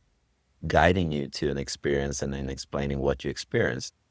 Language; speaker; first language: English; non-native, fluent; Swedish